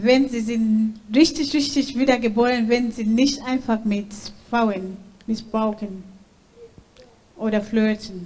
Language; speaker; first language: German; non-native, learner; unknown